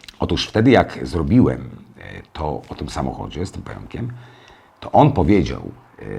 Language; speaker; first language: Polish; native; Polish